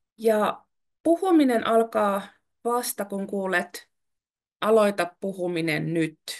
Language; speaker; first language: Finnish; native; Finnish